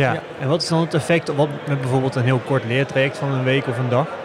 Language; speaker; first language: Dutch; native; Dutch